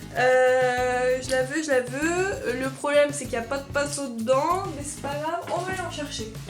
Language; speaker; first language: French; native; French